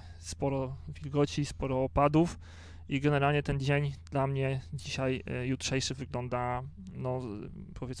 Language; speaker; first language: Polish; native; Polish